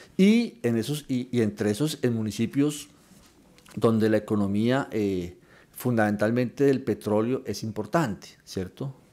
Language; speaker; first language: Spanish; native; Spanish